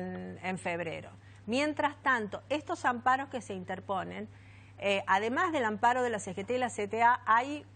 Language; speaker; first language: Spanish; native; Spanish